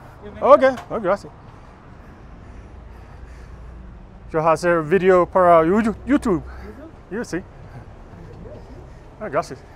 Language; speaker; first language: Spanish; non-native, learner; English